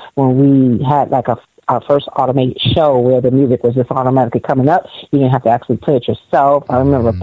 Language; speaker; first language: English; native; English